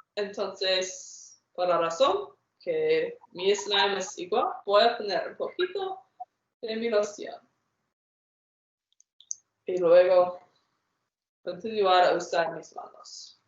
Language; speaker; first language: Spanish; non-native, fluent; English